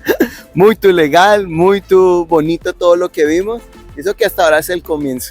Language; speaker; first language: Spanish; native; Spanish